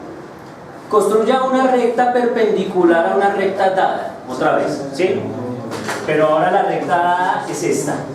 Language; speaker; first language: Spanish; native; Spanish